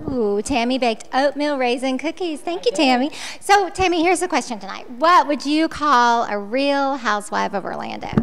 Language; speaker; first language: English; native; English